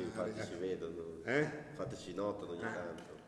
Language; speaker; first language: Italian; native; Italian